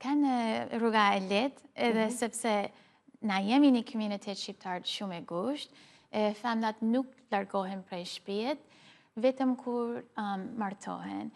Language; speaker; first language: Albanian; early bilingual, heritage; Albanian